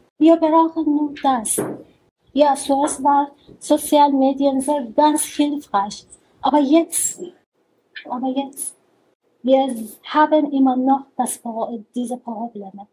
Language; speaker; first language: German; non-native, learner; Persian